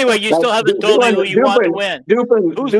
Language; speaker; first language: English; native; English